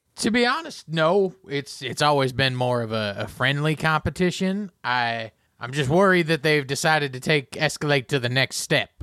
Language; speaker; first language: English; native; English